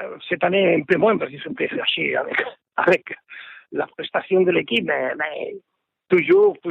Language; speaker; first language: French; non-native, fluent; Spanish